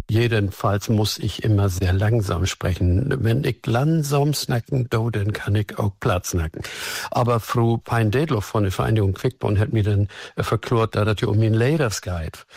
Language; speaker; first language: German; native; German